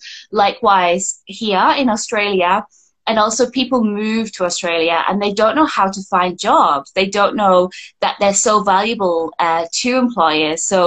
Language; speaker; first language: English; native; English